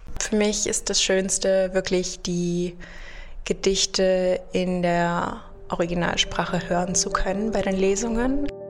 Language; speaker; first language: German; native; German